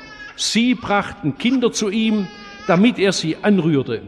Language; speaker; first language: German; native; German